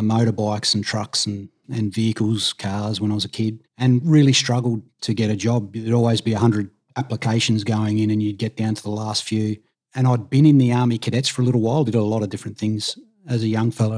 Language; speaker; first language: English; native; English